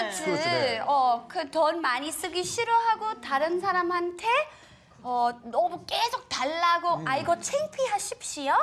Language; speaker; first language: Korean; non-native, learner; English